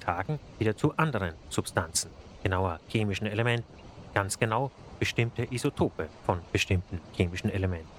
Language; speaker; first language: German; native; German